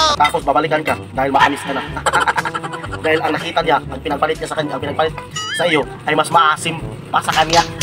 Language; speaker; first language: Filipino; non-native, local second language; Cebuano